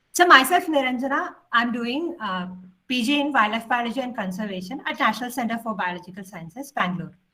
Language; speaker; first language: English; non-native, local second language; Malayalam